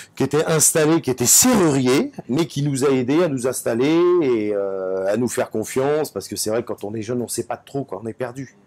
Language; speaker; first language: French; native; French